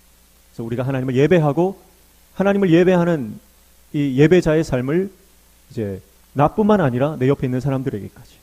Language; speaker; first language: Korean; native; Korean